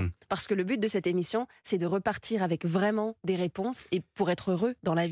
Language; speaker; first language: French; native; French